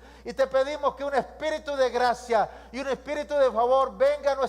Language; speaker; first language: Spanish; native; Spanish